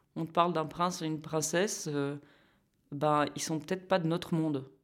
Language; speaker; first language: French; native; French